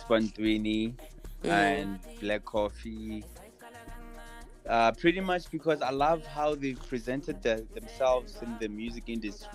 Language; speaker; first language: English; non-native, local second language; Zulu